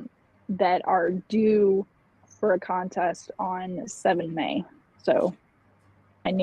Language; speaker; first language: English; native; English